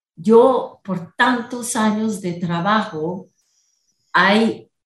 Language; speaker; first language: Spanish; non-native, fluent; English